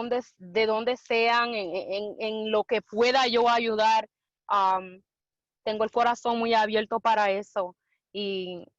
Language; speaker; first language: Spanish; early bilingual, heritage; Spanish